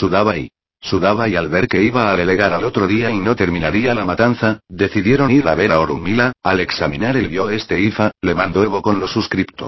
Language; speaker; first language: Spanish; native; Spanish